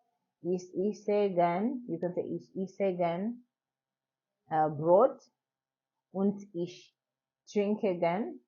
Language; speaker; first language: German; non-native, learner; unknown